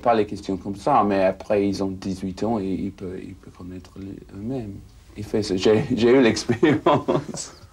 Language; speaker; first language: French; non-native, fluent; English